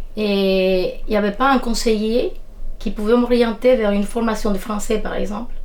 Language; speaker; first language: French; non-native, fluent; Spanish